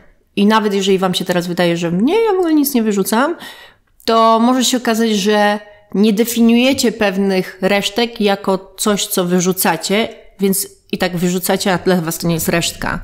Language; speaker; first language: Polish; native; Polish